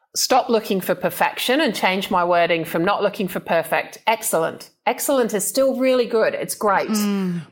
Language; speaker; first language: English; native; English